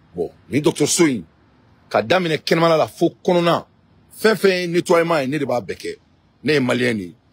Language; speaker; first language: French; non-native, local second language; Bambara